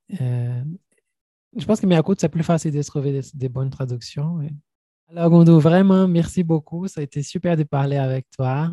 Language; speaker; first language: French; non-native, fluent; Portuguese